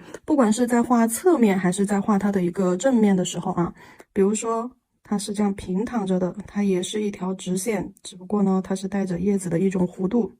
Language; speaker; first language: Chinese; native; Chinese